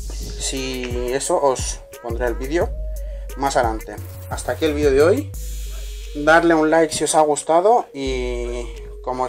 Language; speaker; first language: Spanish; native; Spanish